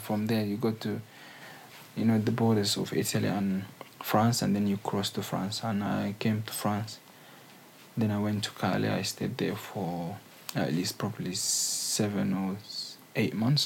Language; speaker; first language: English; non-native, fluent; Arabic